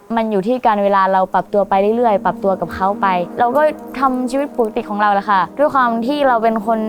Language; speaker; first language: Thai; non-native, local second language; Hmong